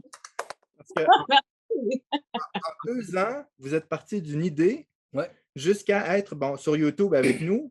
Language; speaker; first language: French; native; French